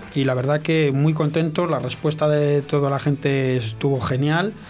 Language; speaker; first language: Spanish; early bilingual, heritage; French